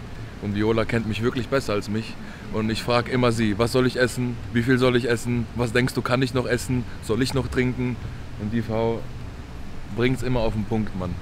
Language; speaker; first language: German; native; German